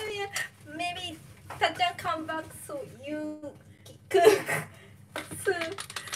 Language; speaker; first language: English; non-native, learner; Thai